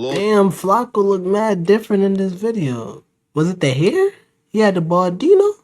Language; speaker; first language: English; native; English